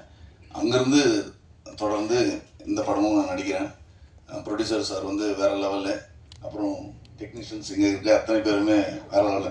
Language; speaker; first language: Tamil; native; Tamil